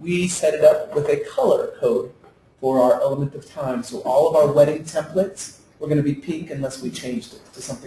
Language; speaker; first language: English; native; English